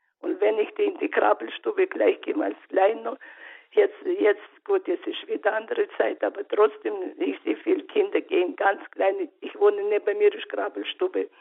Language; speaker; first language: German; non-native, learner; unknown